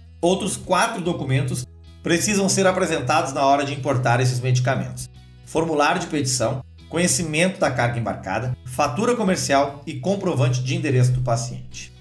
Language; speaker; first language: Portuguese; native; Portuguese